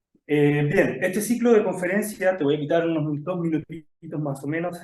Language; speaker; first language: Spanish; native; Spanish